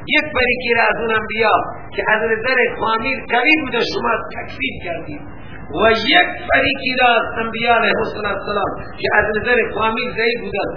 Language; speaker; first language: Persian; native; Persian